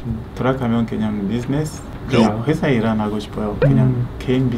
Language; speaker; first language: Korean; non-native, learner; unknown